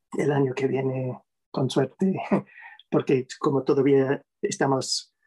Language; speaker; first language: Spanish; non-native, fluent; English